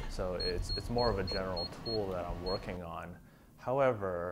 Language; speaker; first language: English; native; English